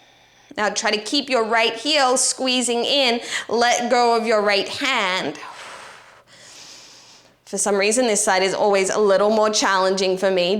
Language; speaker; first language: English; native; English